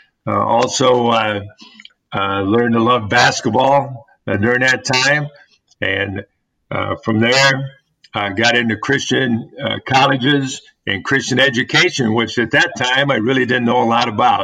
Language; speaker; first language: English; native; English